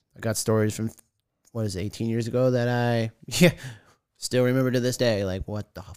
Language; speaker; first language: English; native; English